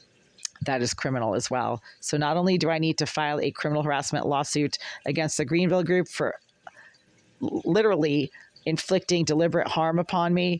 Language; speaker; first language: English; native; English